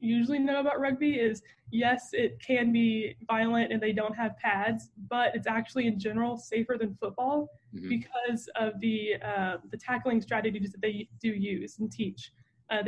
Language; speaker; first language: English; native; English